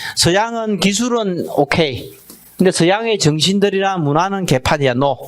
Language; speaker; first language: Korean; native; Korean